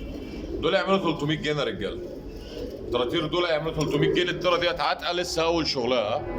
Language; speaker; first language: Arabic; native; Arabic